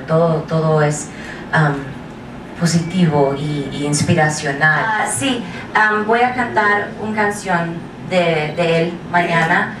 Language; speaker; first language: Spanish; non-native, learner; English